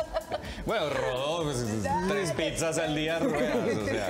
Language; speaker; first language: Spanish; native; Spanish